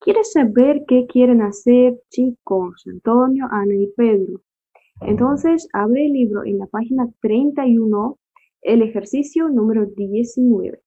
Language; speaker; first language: Spanish; non-native, fluent; Russian